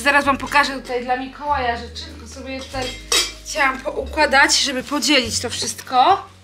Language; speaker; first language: Polish; native; Polish